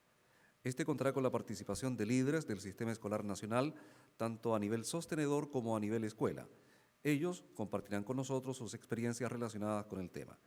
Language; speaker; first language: Spanish; native; Spanish